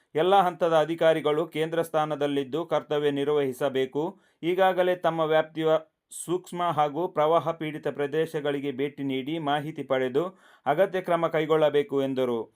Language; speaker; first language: Kannada; non-native, local second language; Kodava